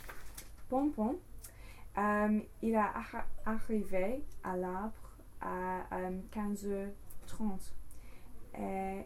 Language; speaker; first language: French; non-native, learner; English